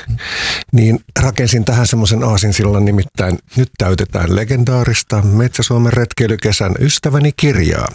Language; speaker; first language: Finnish; native; Finnish